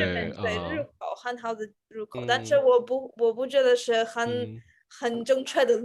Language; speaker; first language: Chinese; non-native, fluent; Russian